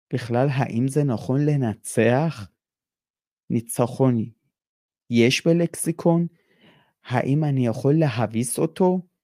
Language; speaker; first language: Hebrew; non-native, fluent; Persian